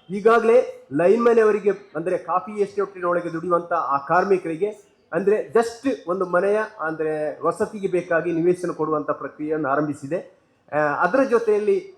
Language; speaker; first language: Kannada; native; Kannada